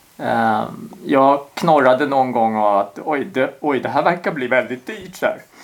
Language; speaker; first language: Swedish; early bilingual, other home language; Korean